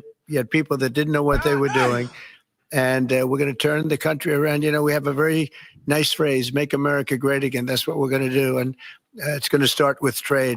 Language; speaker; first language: English; native; English